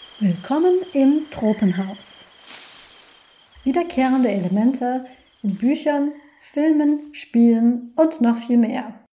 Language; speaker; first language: German; native; German